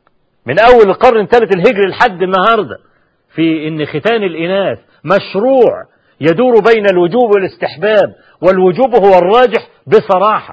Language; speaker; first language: Arabic; native; Arabic